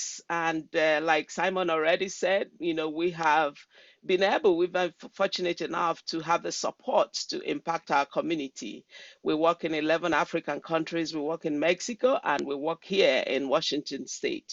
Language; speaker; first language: English; non-native, local second language; Igbo